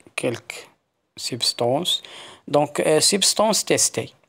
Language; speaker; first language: French; non-native, local second language; Arabic